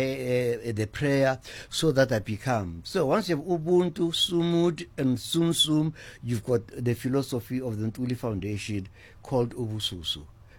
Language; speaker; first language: English; non-native, local second language; Zulu